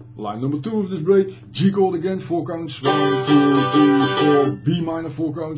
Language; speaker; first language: English; non-native, fluent; Dutch